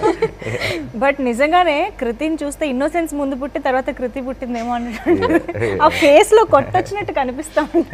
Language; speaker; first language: Telugu; native; Telugu